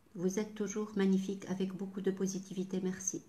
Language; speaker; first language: French; non-native, local second language; Arabic